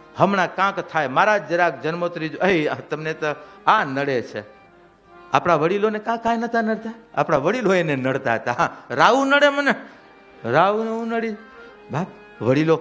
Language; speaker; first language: Gujarati; non-native, local second language; Kachhi